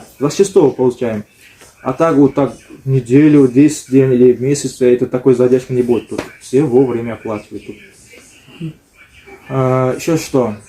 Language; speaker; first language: Russian; non-native, learner; Uzbek